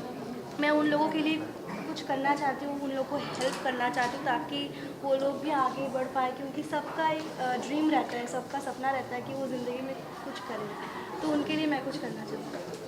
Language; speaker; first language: Hindi; non-native, local second language; Bangla